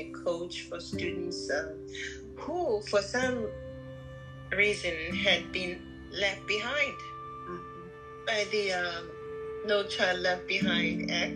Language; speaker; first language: English; non-native, local second language; Zulu